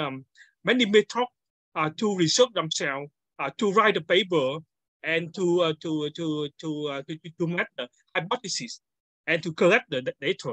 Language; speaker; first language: English; non-native, learner; Vietnamese